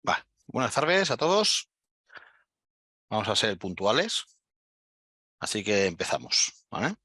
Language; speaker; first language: Spanish; native; Spanish